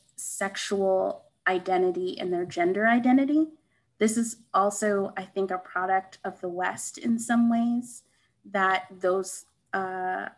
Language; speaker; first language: English; native; English